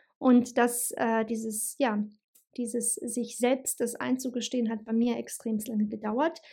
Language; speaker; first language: German; early bilingual, other home language; Bosnian